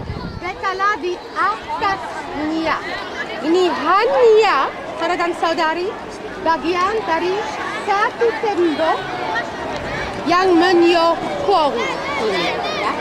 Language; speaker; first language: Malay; non-native, fluent; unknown